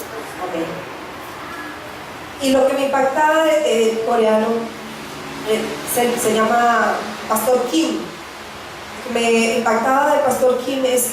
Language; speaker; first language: Spanish; native; Spanish